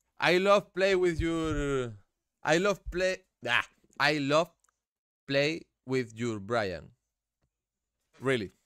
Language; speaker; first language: English; non-native, learner; Spanish